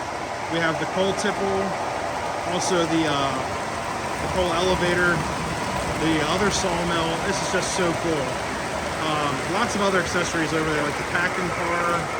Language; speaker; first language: English; native; English